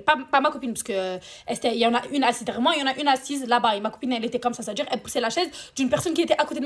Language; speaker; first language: French; native; French